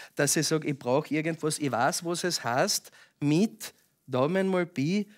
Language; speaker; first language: German; native; German